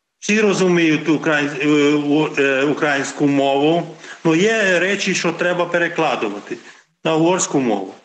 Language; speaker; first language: Ukrainian; non-native, local second language; Hungarian